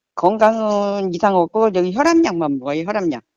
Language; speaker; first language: Korean; native; Korean